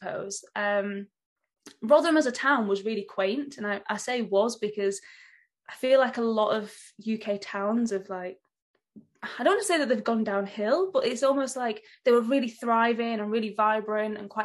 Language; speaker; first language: English; native; English